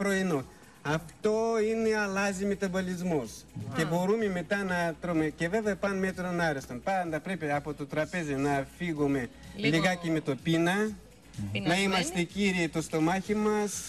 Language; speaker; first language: Greek; non-native, fluent; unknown